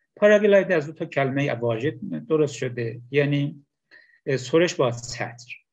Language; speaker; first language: Persian; non-native, local second language; Azerbaijani